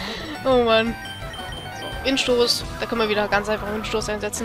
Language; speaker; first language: German; native; German